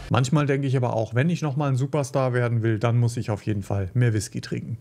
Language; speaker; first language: German; native; German